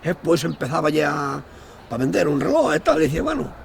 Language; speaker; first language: Spanish; non-native, local second language; Galician